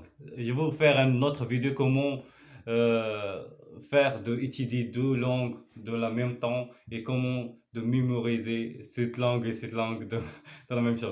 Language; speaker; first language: French; non-native, learner; Arabic